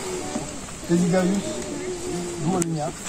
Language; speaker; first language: French; native; French